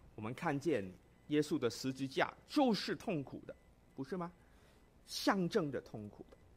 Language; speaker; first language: Chinese; non-native, local second language; Cantonese